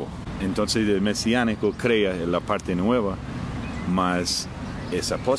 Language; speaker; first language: Spanish; non-native, fluent; English